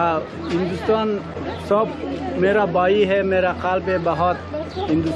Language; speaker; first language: Hindi; non-native, learner; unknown